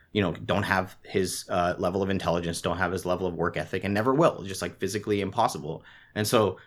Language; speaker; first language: English; native; English